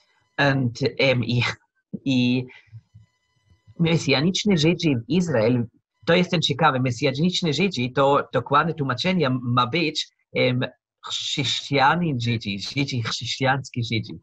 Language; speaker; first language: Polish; non-native, learner; German